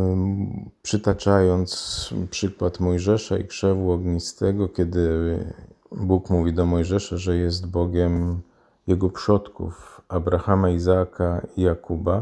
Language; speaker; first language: Polish; native; Polish